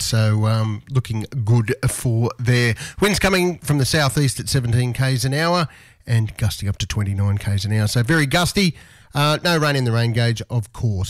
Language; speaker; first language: English; native; English